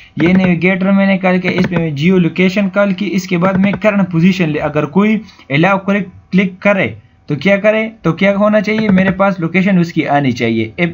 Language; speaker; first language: Urdu; non-native, local second language; Pashto